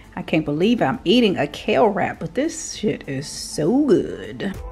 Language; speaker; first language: English; native; English